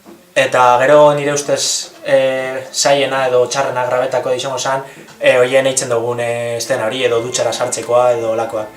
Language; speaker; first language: Basque; native; Basque